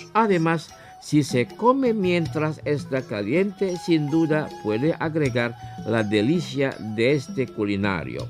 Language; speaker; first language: Spanish; non-native, fluent; Indonesian